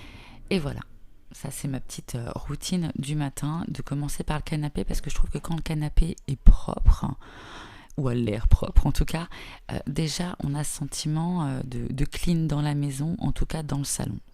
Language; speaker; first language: French; native; French